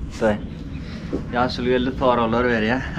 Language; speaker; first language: Chinese; non-native, learner; Turkmen